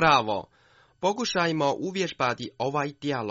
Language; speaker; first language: Croatian; non-native, fluent; Chinese